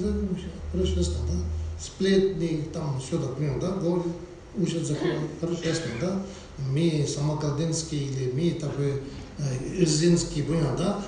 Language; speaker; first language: Russian; non-native, learner; Tibetan